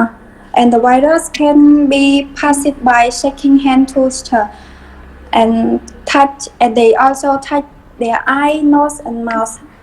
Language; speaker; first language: English; non-native, learner; Khmer